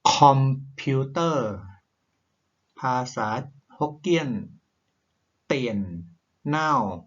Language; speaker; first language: Thai; native; Thai